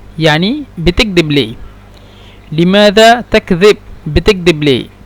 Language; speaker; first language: Egyptian Arabic; non-native, learner; Bangla